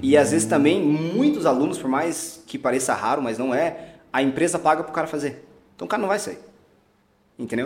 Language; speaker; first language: Portuguese; early bilingual, heritage; Portuguese